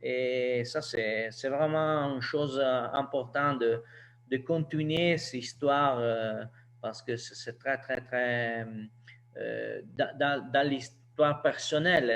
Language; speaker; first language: French; non-native, learner; Italian